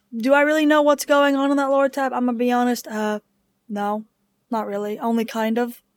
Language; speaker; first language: English; native; English